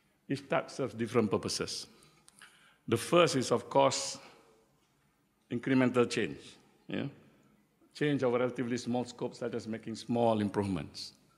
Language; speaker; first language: English; non-native, local second language; Malay